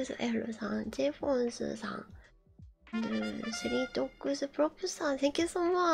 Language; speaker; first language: English; non-native, learner; Japanese